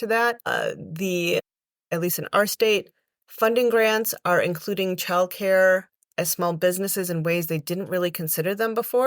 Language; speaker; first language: English; native; English